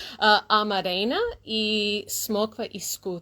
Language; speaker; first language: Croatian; non-native, learner; English